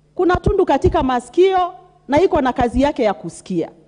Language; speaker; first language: Swahili; non-native, local second language; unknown